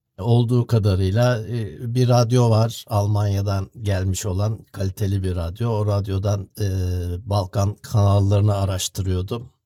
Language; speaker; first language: Turkish; native; Turkish